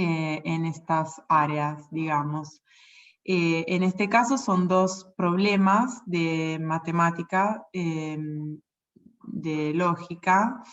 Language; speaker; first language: Spanish; non-native, fluent; Italian